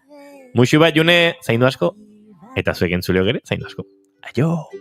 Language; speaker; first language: Basque; native; Basque